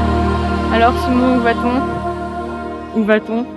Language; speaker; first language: French; native; French